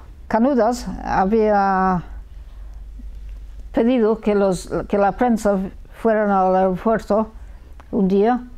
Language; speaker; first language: Spanish; early bilingual, heritage; Spanish